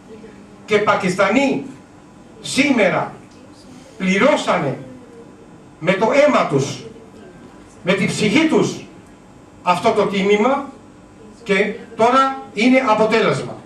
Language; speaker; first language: Greek; non-native, learner; Urdu